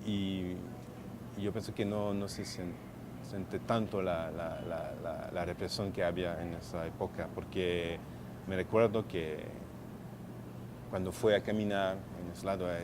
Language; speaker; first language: Spanish; non-native, fluent; French